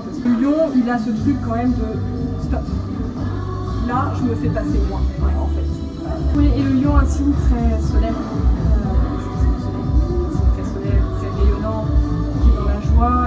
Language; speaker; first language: French; native; French